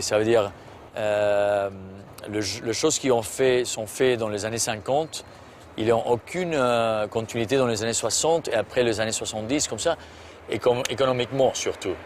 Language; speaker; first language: French; non-native, fluent; Spanish